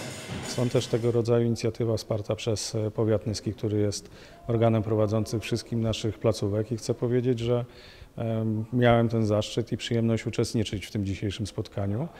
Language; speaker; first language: Polish; native; Polish